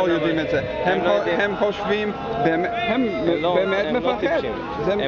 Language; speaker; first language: Hebrew; non-native, fluent; English